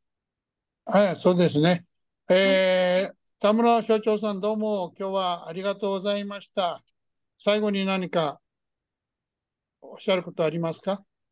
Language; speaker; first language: Japanese; early bilingual, heritage; Japanese